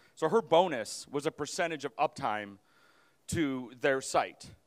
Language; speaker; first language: English; native; English